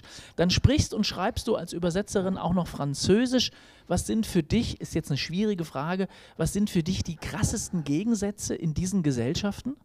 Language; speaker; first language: German; native; German